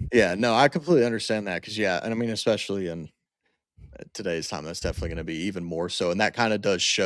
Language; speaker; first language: English; native; English